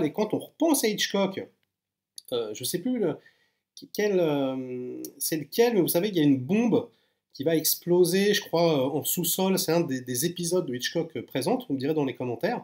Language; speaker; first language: French; native; French